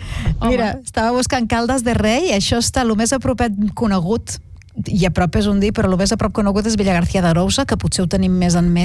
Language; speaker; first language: Catalan; native; Catalan